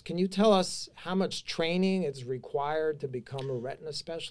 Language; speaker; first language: English; native; English